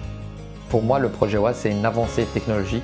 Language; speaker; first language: French; native; French